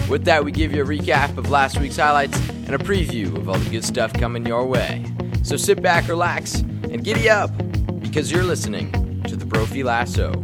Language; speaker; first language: English; native; English